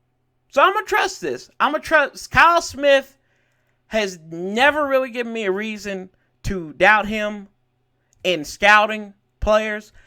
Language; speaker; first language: English; native; English